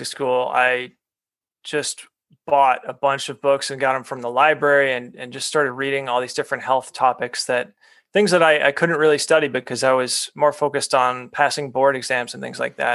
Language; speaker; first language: English; native; English